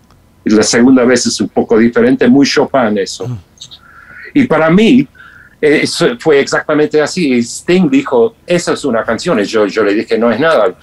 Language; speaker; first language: Spanish; non-native, fluent; English